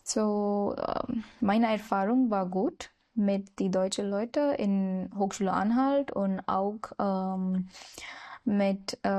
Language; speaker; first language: German; non-native, learner; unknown